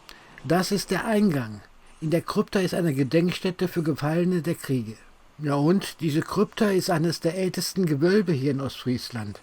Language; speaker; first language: German; native; German